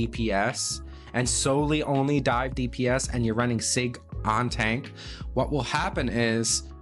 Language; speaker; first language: English; native; English